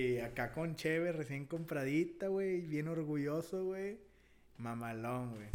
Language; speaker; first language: Spanish; early bilingual, heritage; Spanish